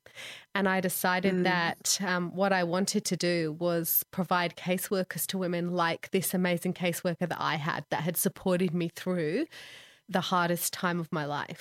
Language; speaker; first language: English; native; English